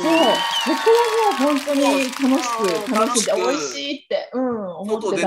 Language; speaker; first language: Japanese; native; Japanese